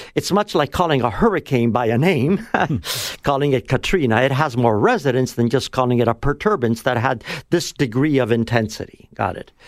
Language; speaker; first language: English; native; English